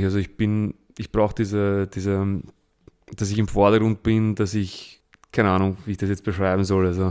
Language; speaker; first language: German; early bilingual, other home language; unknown